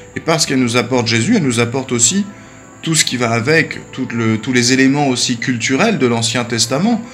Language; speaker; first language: French; native; French